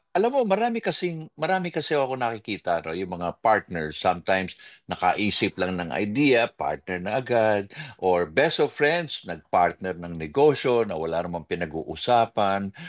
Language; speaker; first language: Filipino; native; Filipino